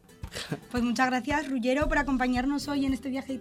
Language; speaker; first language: Spanish; native; Spanish